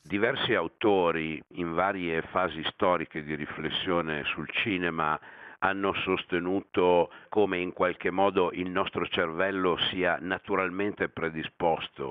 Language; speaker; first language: Italian; native; Italian